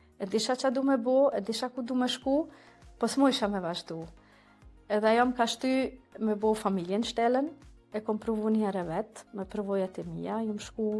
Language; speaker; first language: Albanian; early bilingual, heritage; Albanian